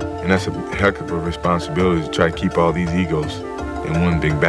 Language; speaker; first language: English; native; English